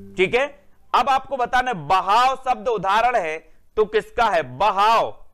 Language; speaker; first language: Hindi; native; Hindi